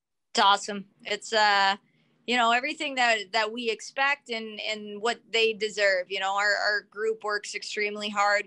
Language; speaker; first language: English; native; English